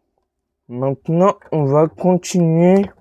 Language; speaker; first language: French; native; French